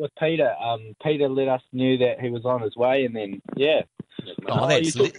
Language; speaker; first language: English; native; English